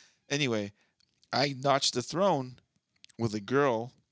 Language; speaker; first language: English; native; English